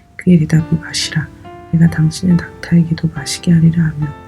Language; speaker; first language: Korean; native; Korean